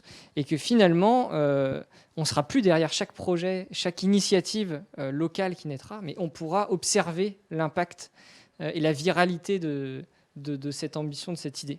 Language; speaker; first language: French; native; French